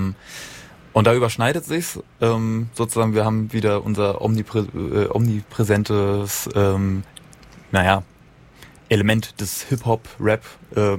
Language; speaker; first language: German; native; German